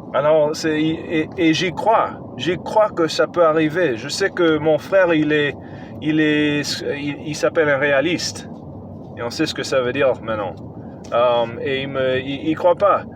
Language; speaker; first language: French; non-native, fluent; English